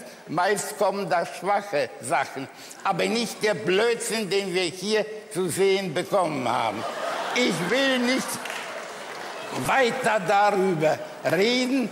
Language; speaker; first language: German; early bilingual, other home language; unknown